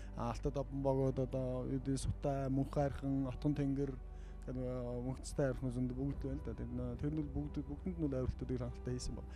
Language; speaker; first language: Mongolian; native; Mongolian